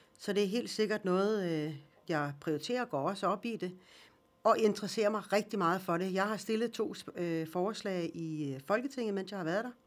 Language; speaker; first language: Danish; early bilingual, other home language; Swedish